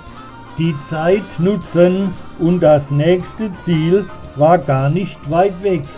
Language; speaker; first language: German; native; German